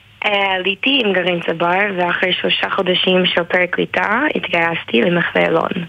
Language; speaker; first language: Hebrew; non-native, learner; English